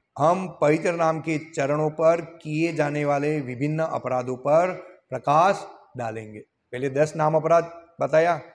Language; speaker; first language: Hindi; non-native, local second language; Gujarati